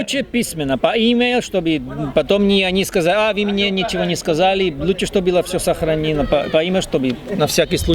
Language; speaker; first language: Russian; non-native, fluent; Spanish